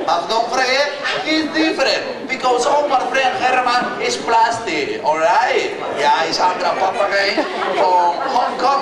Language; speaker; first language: English; non-native, learner; Spanish